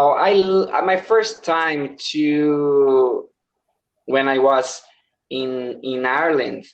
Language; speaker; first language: English; non-native, learner; Portuguese